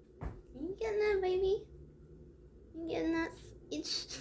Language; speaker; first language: English; native; English